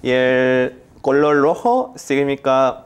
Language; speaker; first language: Spanish; non-native, learner; Korean